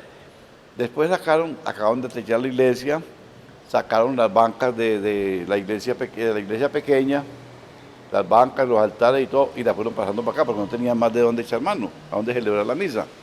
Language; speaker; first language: Spanish; native; Spanish